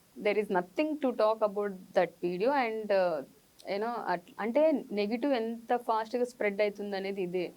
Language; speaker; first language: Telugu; native; Telugu